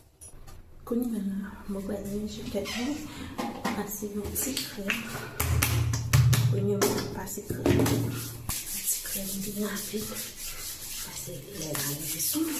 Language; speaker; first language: French; non-native, learner; Haitian Creole